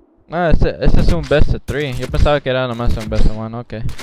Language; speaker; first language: Spanish; early bilingual, other home language; English